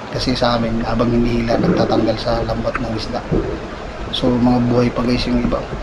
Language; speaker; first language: Filipino; non-native, local second language; Waray